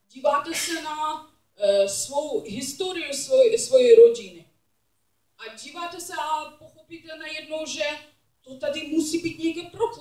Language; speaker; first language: Czech; non-native, learner; English